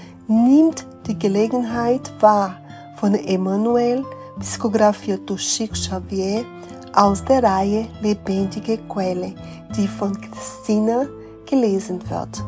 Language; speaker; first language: German; non-native, fluent; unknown